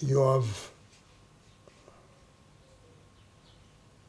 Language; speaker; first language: Hebrew; native; Hebrew